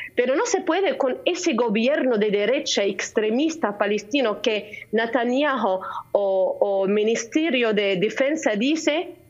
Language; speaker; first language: Spanish; non-native, fluent; Arabic